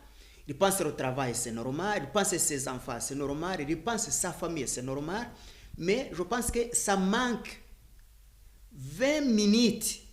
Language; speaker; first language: French; non-native, learner; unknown